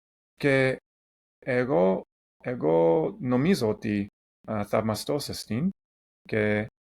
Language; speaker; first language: Greek; non-native, fluent; English